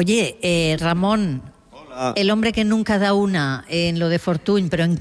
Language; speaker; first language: Spanish; non-native, local second language; Catalan